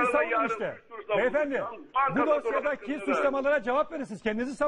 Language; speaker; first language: Turkish; native; Turkish